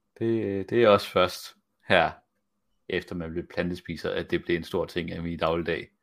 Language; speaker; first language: Danish; native; Danish